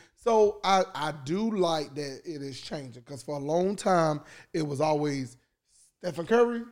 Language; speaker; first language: English; native; English